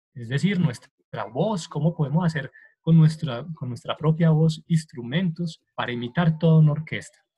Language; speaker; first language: Spanish; native; Spanish